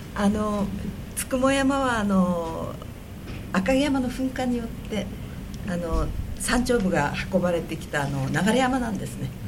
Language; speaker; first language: Japanese; native; Japanese